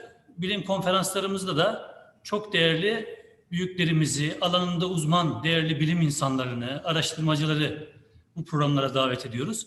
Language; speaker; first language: Turkish; native; Turkish